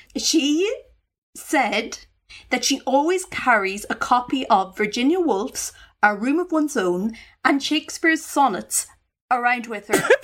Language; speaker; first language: English; native; English